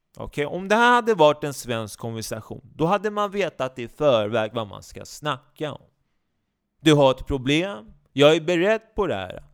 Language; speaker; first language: Swedish; native; Swedish